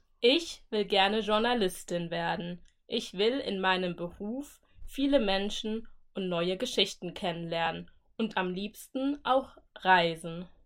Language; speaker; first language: German; native; German